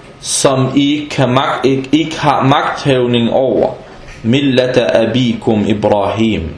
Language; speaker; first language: Danish; non-native, fluent; Arabic